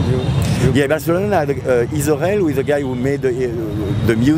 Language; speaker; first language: English; non-native, fluent; French